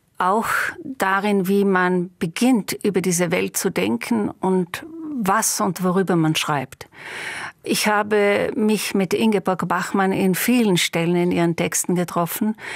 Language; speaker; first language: German; non-native, local second language; Slovenian